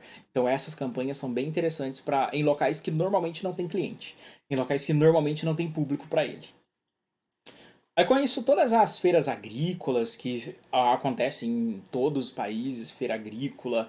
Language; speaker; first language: Portuguese; native; Portuguese